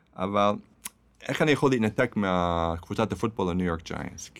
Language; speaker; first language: Hebrew; non-native, fluent; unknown